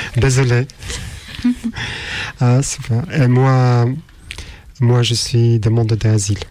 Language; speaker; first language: French; non-native, learner; Albanian